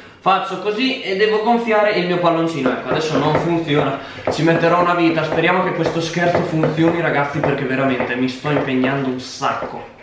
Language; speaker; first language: Italian; native; Italian